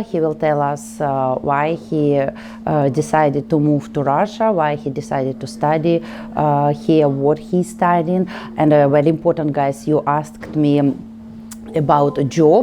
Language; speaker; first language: English; non-native, learner; Russian